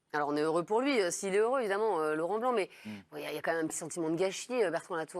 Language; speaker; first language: French; native; French